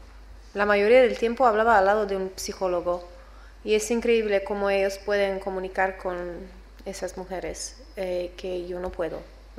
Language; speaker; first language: Spanish; non-native, learner; English